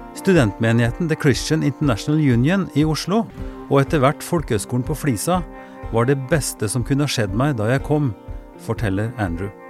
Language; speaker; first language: Norwegian; native; Norwegian